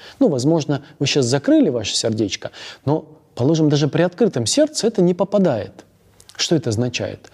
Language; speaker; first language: Russian; native; Russian